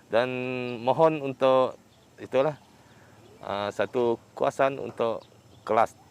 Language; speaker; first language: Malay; non-native, local second language; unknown